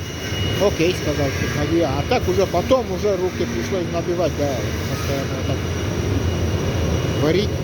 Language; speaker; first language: Russian; non-native, local second language; Kyrgyz